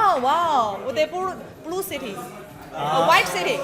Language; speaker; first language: Hindi; non-native, fluent; Chinese